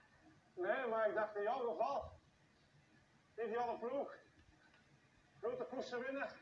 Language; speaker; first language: Dutch; native; Dutch